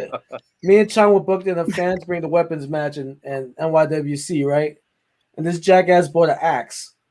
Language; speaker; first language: English; native; English